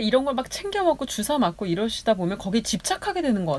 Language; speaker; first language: Korean; native; Korean